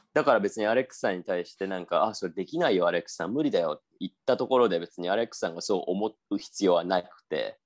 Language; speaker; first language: Japanese; native; Japanese